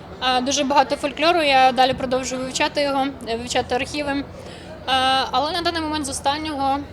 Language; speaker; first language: Ukrainian; native; Ukrainian